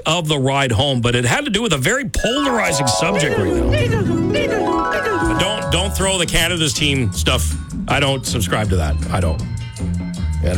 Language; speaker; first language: English; native; English